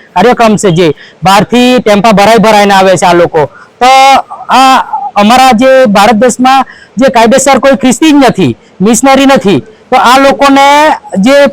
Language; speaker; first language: Gujarati; non-native, local second language; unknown